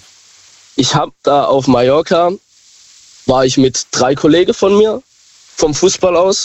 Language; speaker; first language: German; native; German